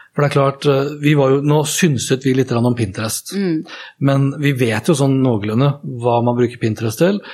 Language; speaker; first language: Norwegian; native; Norwegian